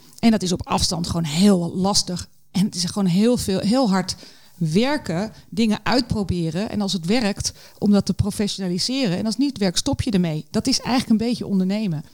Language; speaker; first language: Dutch; native; Dutch